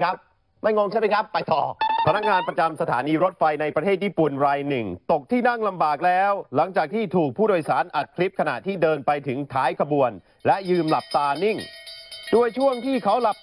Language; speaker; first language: Thai; non-native, fluent; English